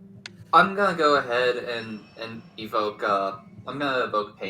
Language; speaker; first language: English; native; English